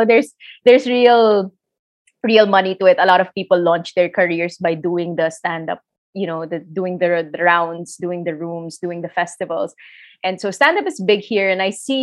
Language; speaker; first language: English; non-native, local second language; Filipino